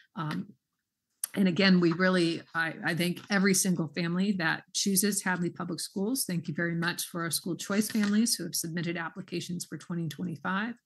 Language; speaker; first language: English; native; English